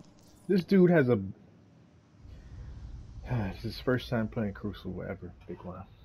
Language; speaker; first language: English; native; English